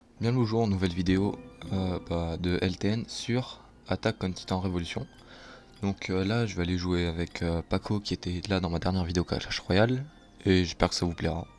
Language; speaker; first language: French; native; French